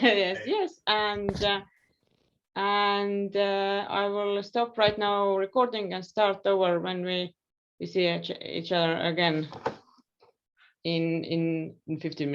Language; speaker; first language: English; non-native, fluent; Estonian